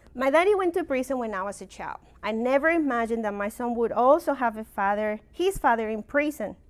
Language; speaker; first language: English; non-native, fluent; Spanish